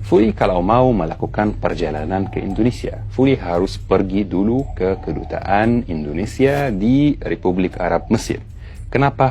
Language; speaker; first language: Indonesian; non-native, fluent; Arabic